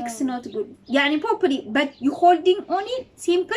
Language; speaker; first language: English; non-native, learner; Amharic